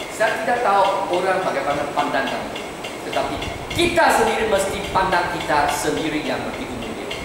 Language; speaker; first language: Malay; non-native, local second language; Chinese